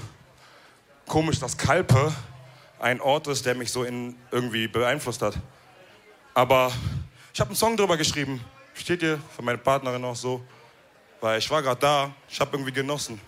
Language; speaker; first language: German; early bilingual, other home language; Wolof